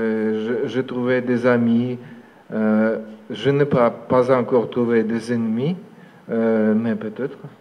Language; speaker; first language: French; non-native, fluent; Russian